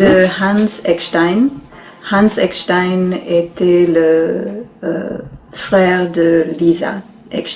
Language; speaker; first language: French; non-native, learner; English